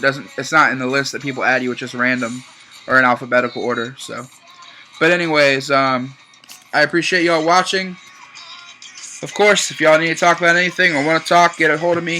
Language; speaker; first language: English; native; English